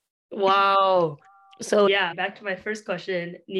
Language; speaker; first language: English; early bilingual, other home language; Chinese